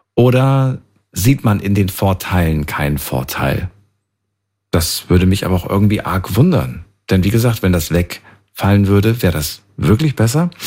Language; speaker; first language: German; native; German